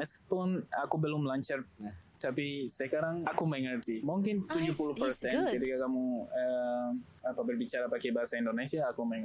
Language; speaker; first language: Indonesian; non-native, learner; Swahili